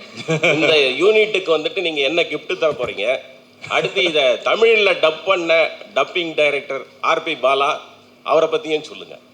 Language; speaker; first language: Tamil; native; Tamil